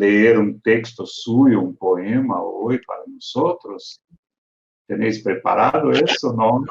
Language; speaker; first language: Spanish; non-native, fluent; Portuguese